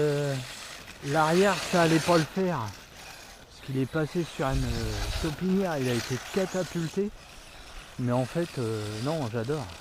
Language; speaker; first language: French; native; French